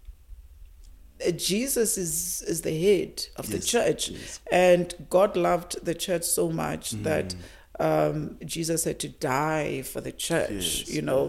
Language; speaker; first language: English; non-native, local second language; Zulu